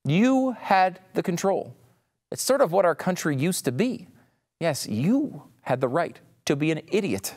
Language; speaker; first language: English; native; English